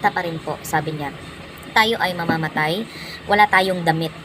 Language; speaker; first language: Filipino; non-native, local second language; Cebuano